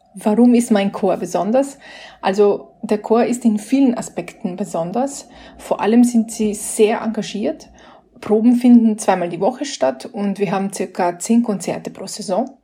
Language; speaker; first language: German; non-native, fluent; Slovenian